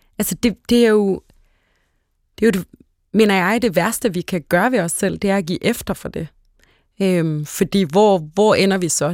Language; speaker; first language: Danish; early bilingual, other home language; Arabic